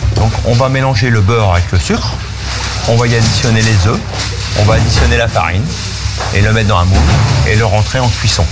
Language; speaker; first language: French; native; French